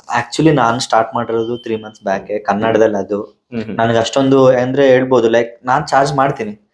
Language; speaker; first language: Kannada; native; Kannada